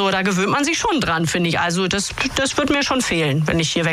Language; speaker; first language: German; native; German